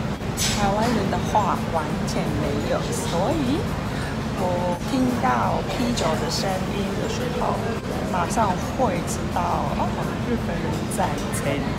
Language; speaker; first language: Chinese; non-native, fluent; Japanese